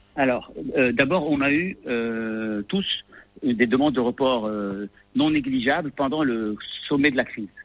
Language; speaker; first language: French; non-native, local second language; Arabic